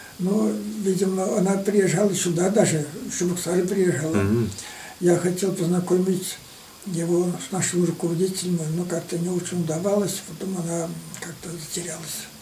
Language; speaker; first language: Russian; non-native, local second language; Chuvash